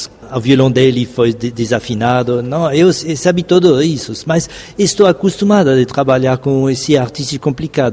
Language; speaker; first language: Portuguese; non-native, fluent; French